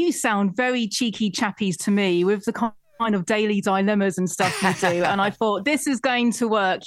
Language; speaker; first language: English; native; English